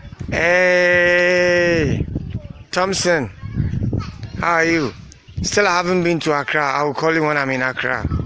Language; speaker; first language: English; non-native, local second language; Akan